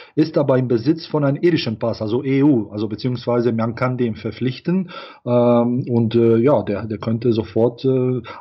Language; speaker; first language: German; non-native, fluent; Bosnian